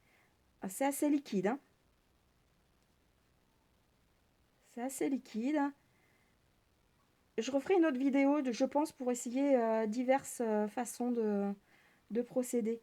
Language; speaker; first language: French; native; French